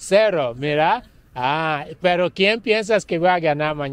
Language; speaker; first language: Spanish; non-native, fluent; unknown